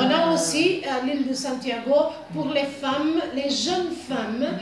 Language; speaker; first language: French; non-native, fluent; Portuguese